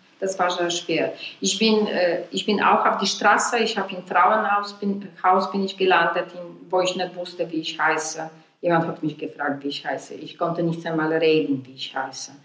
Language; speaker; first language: German; non-native, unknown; Polish